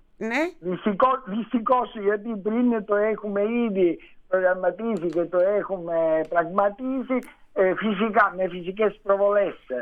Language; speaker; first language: Greek; non-native, learner; Italian